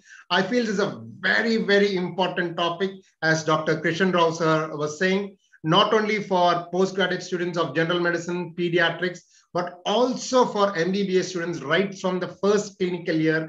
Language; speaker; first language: English; non-native, local second language; Telugu